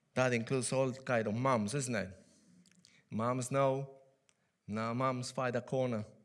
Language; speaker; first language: English; non-native, fluent; Spanish